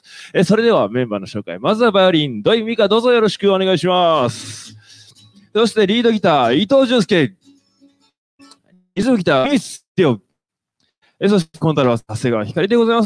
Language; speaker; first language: Japanese; native; Japanese